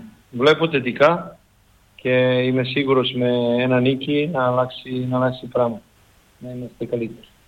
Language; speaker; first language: Greek; non-native, learner; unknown